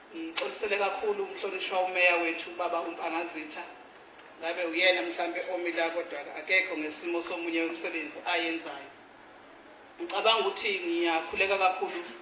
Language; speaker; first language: Zulu; native; Zulu